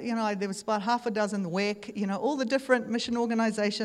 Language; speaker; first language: English; native; English